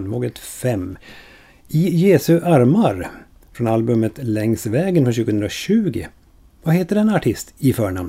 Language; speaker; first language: Swedish; native; Swedish